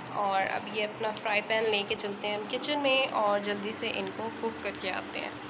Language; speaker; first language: Urdu; non-native, local second language; Punjabi